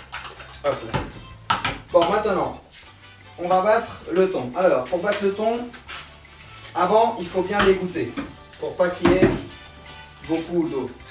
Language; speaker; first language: French; non-native, learner; Spanish